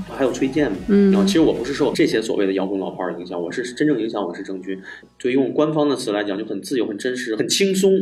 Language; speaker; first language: Chinese; native; Chinese